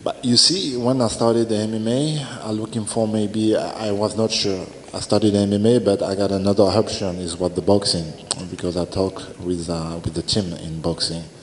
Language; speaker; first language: English; non-native, learner; French